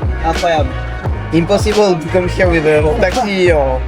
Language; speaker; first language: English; non-native, fluent; French